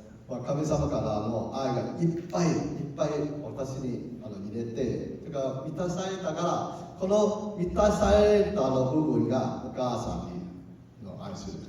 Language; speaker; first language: Japanese; non-native, learner; Cantonese